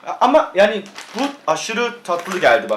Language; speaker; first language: Turkish; non-native, fluent; Korean